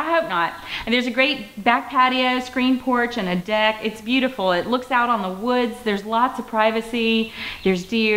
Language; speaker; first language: English; native; English